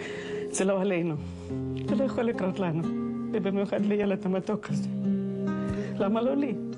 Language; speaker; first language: Hebrew; non-native, fluent; Russian